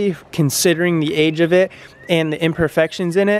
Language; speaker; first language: English; native; English